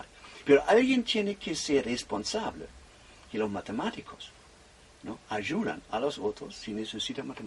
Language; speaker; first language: Spanish; non-native, fluent; German